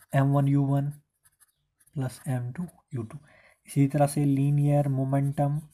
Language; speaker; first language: Hindi; non-native, local second language; Kashmiri